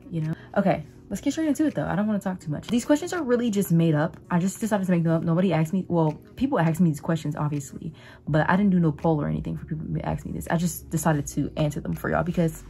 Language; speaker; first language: English; native; English